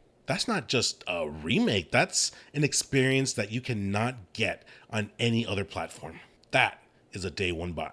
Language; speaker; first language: English; native; English